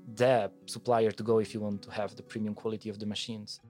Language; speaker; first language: English; non-native, fluent; Polish